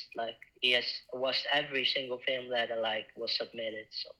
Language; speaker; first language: English; non-native, fluent; Icelandic